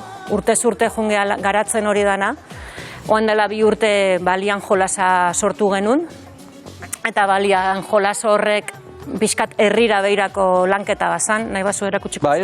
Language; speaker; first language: Basque; native; Basque